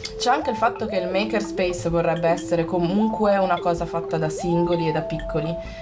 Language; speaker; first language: Italian; native; Italian